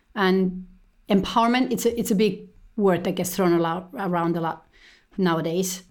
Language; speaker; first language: English; non-native, fluent; Estonian